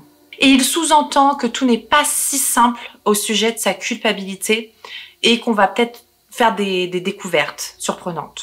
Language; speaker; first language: French; native; French